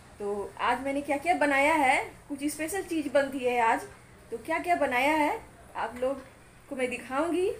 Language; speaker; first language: Hindi; native; Hindi